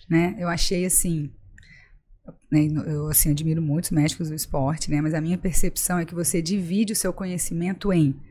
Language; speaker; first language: Portuguese; native; Portuguese